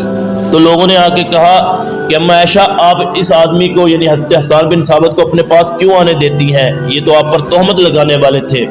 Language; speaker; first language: Urdu; native; Urdu